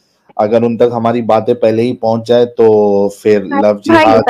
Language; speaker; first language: Hindi; native; Hindi